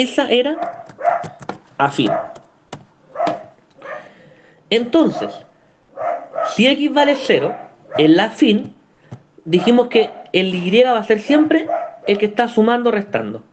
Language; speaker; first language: Spanish; native; Spanish